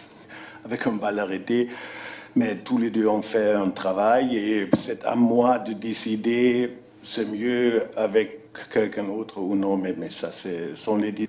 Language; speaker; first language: French; non-native, fluent; German